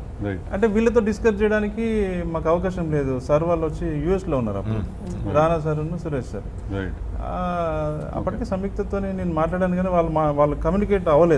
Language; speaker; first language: Telugu; native; Telugu